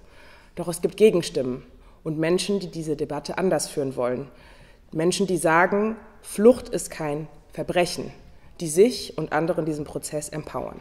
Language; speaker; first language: German; native; German